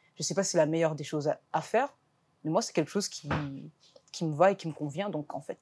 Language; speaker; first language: French; native; French